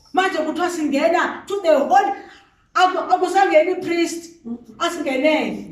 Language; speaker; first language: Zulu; non-native, local second language; Xhosa